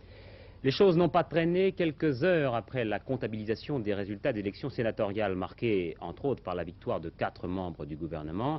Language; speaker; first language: French; native; French